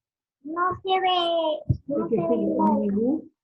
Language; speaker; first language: Portuguese; non-native, learner; Spanish